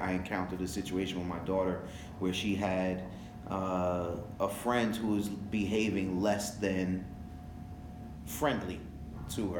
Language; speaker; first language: English; early bilingual, other home language; French